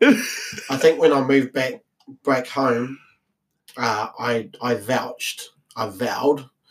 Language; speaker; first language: English; native; English